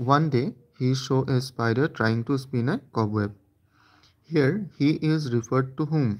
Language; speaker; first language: English; non-native, local second language; Assamese